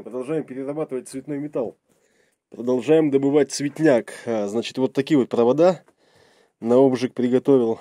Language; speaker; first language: Russian; native; Russian